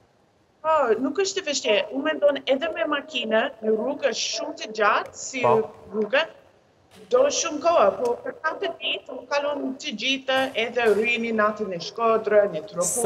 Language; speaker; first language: Albanian; non-native, learner; English